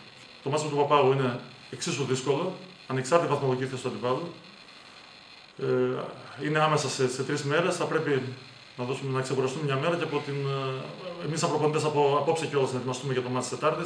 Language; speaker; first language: Greek; native; Greek